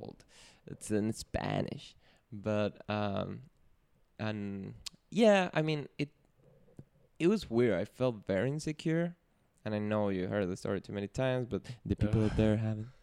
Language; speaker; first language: English; non-native, fluent; Spanish